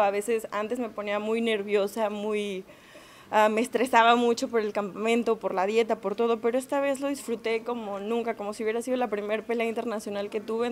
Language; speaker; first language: Spanish; native; Spanish